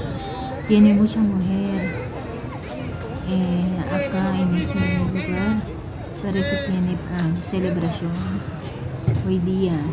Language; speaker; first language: Spanish; non-native, learner; Filipino